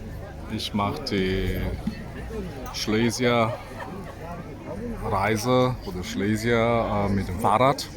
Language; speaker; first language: German; non-native, fluent; Polish